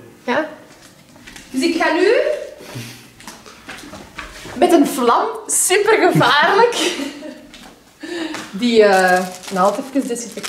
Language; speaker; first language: Dutch; native; Dutch